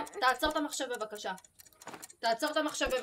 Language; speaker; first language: Hebrew; native; Hebrew